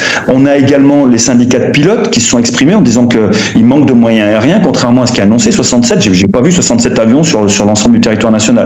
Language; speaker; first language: French; native; French